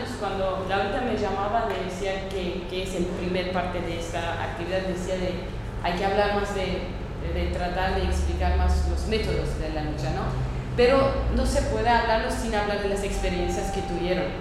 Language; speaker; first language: Spanish; non-native, learner; Kurdish